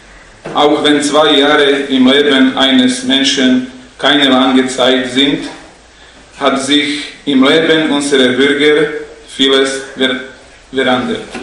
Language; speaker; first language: German; non-native, fluent; Slovak